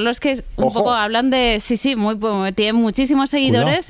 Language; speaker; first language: Spanish; native; Spanish